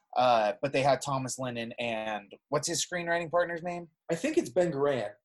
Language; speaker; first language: English; native; English